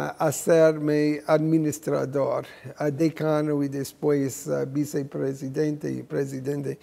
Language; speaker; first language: Spanish; non-native, fluent; English